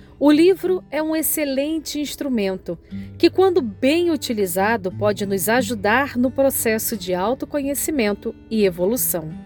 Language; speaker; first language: Portuguese; native; Portuguese